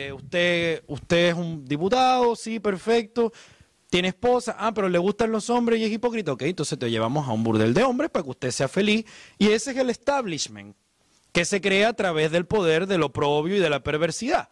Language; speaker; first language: Spanish; native; Spanish